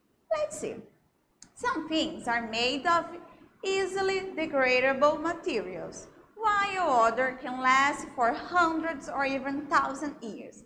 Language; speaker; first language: English; non-native, fluent; Portuguese